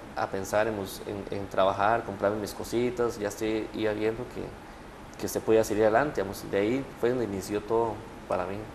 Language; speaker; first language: Spanish; native; Spanish